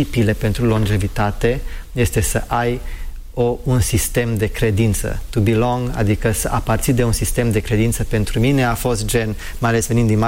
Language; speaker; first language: Romanian; non-native, fluent; English